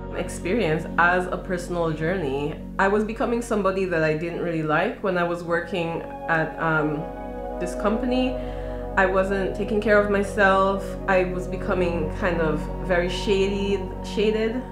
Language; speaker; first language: English; native; English